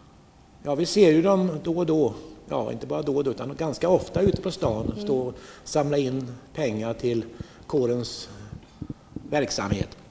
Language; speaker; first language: Swedish; native; Swedish